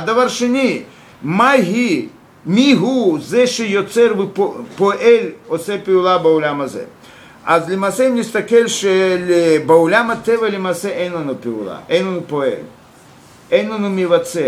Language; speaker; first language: Hebrew; non-native, fluent; Russian